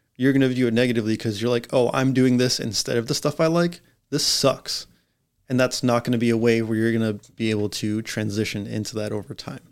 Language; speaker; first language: English; native; English